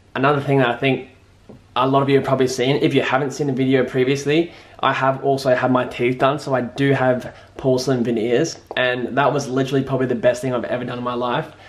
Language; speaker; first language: English; native; English